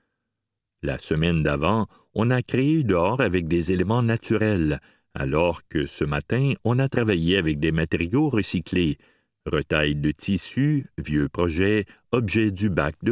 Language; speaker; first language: French; native; French